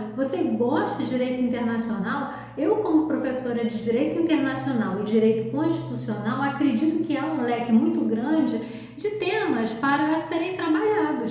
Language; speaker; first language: Portuguese; native; Portuguese